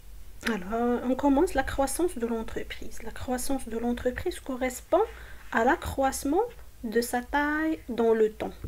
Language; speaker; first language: French; non-native, local second language; Arabic